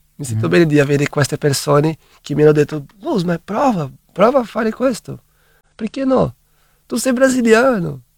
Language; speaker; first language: Italian; non-native, fluent; Portuguese